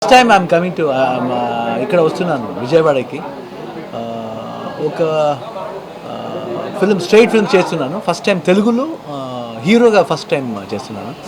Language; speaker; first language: Telugu; non-native, learner; Kannada